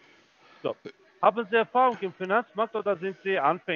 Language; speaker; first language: German; non-native, fluent; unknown